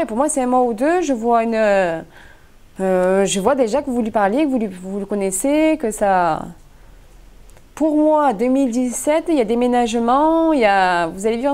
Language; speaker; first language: French; native; French